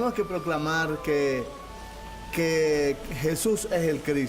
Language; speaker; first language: Spanish; native; Spanish